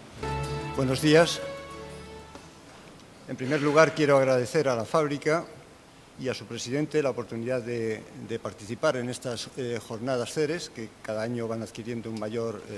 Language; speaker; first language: Spanish; native; Spanish